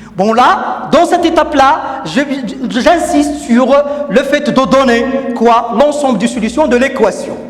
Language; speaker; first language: French; non-native, local second language; Arabic